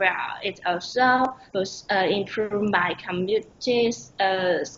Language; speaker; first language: English; non-native, learner; Chinese